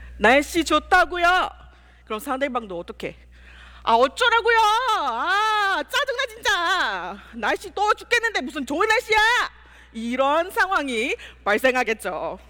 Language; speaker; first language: Korean; non-native, fluent; Malay